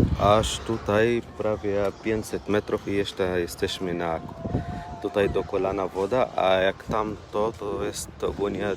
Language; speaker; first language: Polish; non-native, learner; Arabic